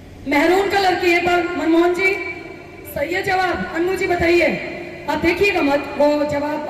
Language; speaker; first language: Hindi; native; Hindi